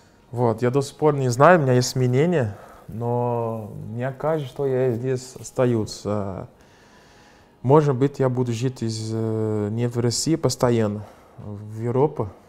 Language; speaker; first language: Russian; non-native, fluent; Portuguese